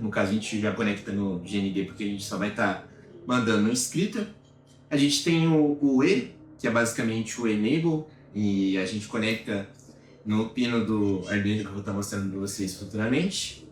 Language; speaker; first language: Portuguese; native; Portuguese